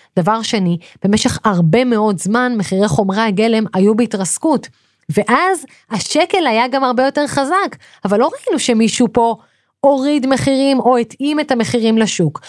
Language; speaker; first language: Hebrew; native; Hebrew